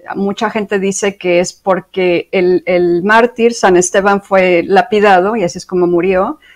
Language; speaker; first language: Spanish; native; Spanish